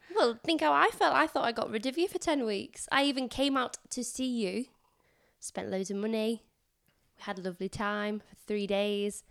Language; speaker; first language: English; native; English